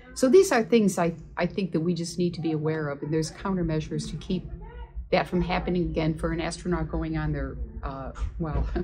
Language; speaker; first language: English; native; English